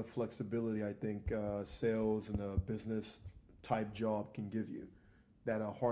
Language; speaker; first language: English; non-native, local second language; Igbo